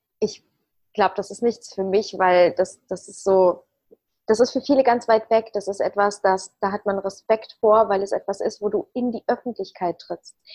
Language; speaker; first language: German; early bilingual, other home language; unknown